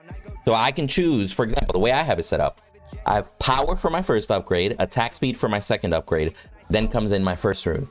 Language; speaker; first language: English; native; English